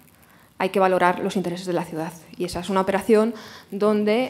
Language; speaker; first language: Spanish; native; Spanish